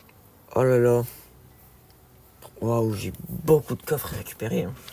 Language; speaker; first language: French; native; French